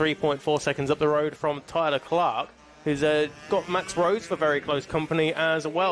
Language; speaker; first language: English; native; English